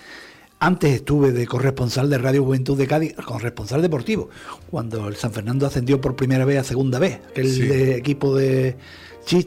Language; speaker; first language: Spanish; native; Spanish